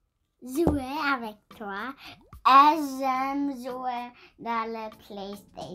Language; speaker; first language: French; non-native, learner; English